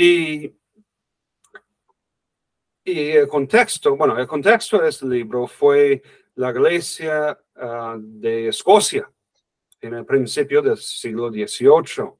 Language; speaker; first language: Spanish; non-native, fluent; English